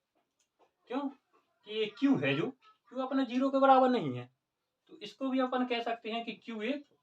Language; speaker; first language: Hindi; native; Hindi